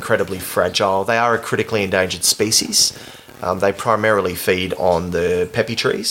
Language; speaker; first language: English; native; English